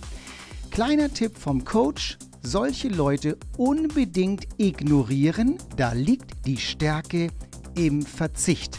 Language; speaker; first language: German; native; German